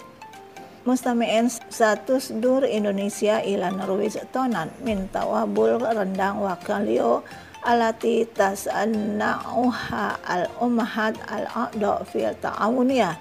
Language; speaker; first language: Arabic; non-native, learner; Indonesian